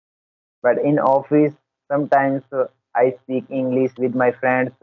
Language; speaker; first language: English; non-native, learner; Hindi